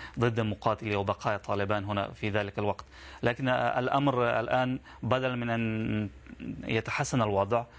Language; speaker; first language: Arabic; non-native, fluent; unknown